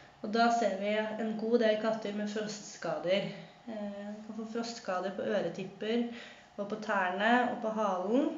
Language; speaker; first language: Norwegian; native; Norwegian